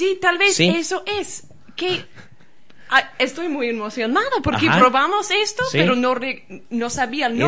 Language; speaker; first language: Spanish; non-native, learner; English